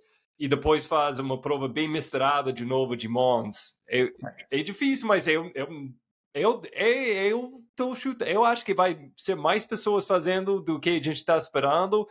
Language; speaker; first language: Portuguese; non-native, fluent; English